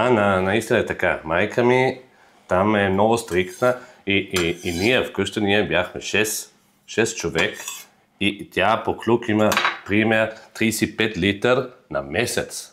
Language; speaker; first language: Bulgarian; non-native, learner; German